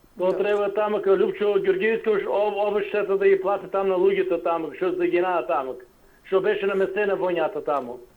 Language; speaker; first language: Macedonian; non-native, local second language; Albanian